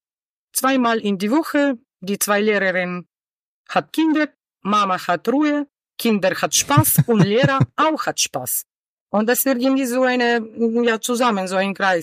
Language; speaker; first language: German; non-native, learner; Ukrainian